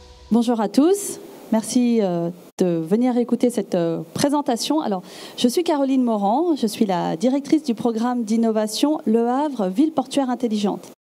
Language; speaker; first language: French; native; French